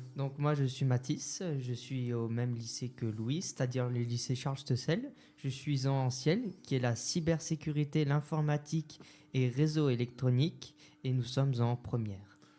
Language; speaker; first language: French; native; French